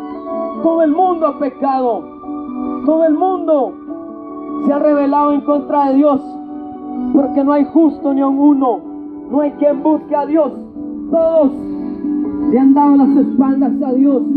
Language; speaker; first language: Spanish; native; Spanish